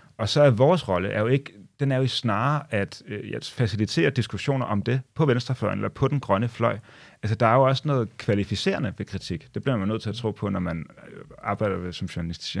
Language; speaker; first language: Danish; native; Danish